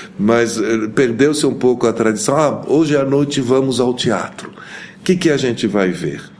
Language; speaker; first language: Portuguese; early bilingual, heritage; Portuguese